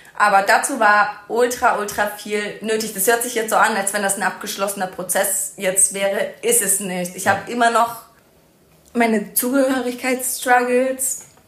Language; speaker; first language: German; early bilingual, other home language; Persian